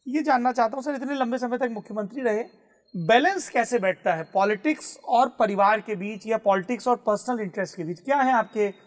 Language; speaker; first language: Hindi; native; Hindi